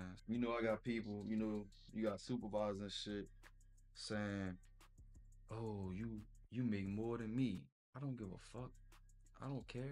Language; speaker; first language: English; native; English